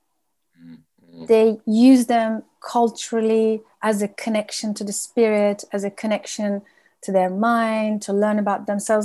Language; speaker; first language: English; native; English